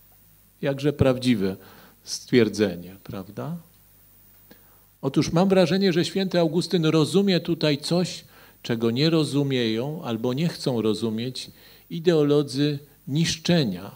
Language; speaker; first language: Polish; native; Polish